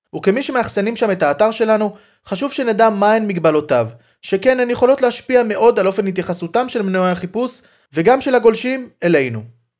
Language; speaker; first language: Hebrew; native; Hebrew